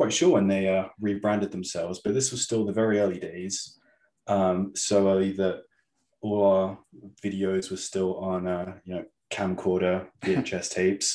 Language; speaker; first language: English; native; English